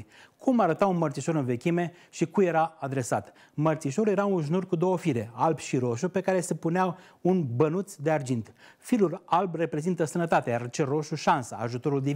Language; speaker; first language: Romanian; native; Romanian